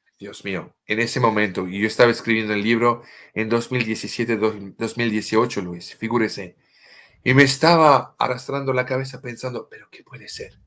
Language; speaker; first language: Spanish; non-native, fluent; French